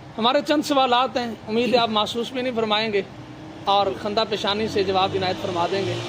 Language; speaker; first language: Urdu; non-native, local second language; Punjabi